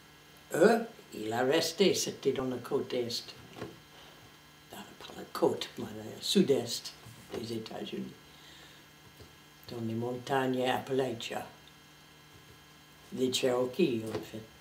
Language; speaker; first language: French; non-native, fluent; English